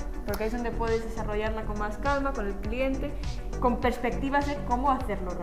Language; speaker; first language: Spanish; native; Spanish